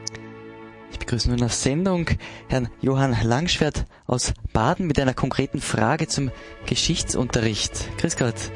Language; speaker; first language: German; native; German